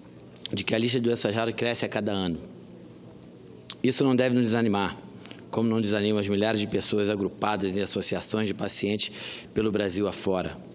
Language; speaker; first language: Portuguese; native; Portuguese